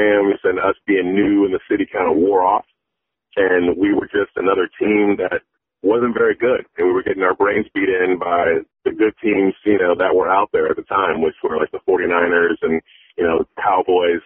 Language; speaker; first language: English; native; English